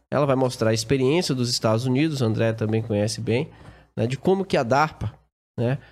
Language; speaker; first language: Portuguese; native; Portuguese